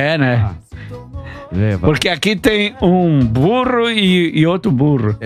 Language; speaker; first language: Portuguese; native; Portuguese